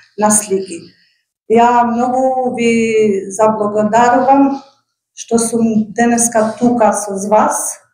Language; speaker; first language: Macedonian; non-native, local second language; Albanian